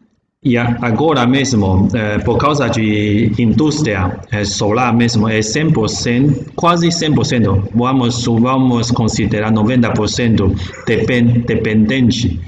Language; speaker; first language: Portuguese; non-native, learner; Chinese